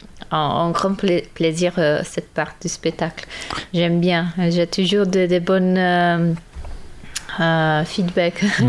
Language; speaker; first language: French; non-native, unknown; Portuguese